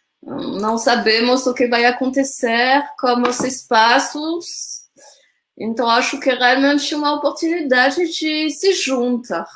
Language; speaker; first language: Portuguese; non-native, fluent; French